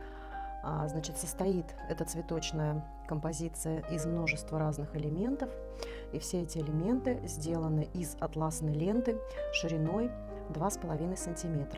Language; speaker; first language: Russian; native; Russian